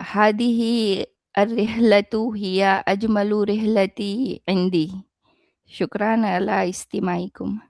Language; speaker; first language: Arabic; non-native, learner; Hindi